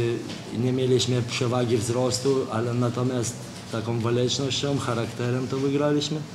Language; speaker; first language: Polish; non-native, fluent; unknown